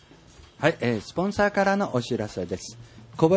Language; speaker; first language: Japanese; native; Japanese